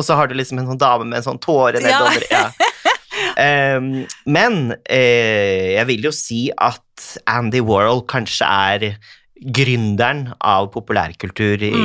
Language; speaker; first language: Norwegian; native; Norwegian